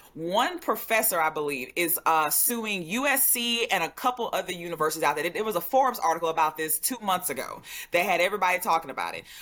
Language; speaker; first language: English; native; English